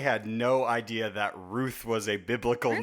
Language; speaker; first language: English; native; English